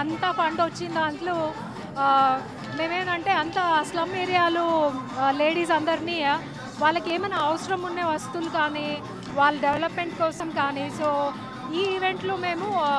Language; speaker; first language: Telugu; non-native, local second language; Hindi